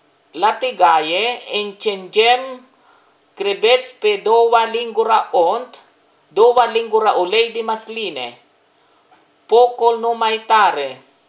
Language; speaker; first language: Romanian; non-native, learner; Filipino